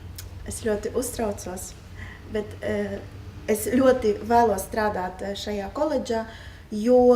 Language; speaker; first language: Latvian; non-native, local second language; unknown